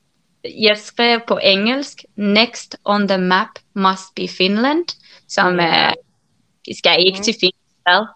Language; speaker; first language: Danish; non-native, fluent; Finnish